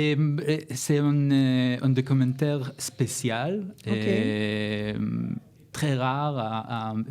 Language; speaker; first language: French; non-native, learner; Hebrew